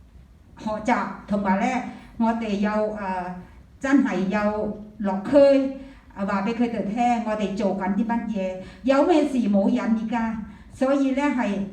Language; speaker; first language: Cantonese; non-native, fluent; Thai